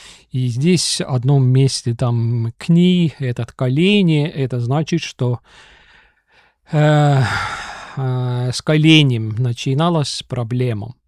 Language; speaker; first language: Russian; non-native, local second language; Estonian